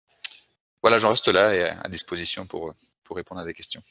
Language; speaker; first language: French; native; French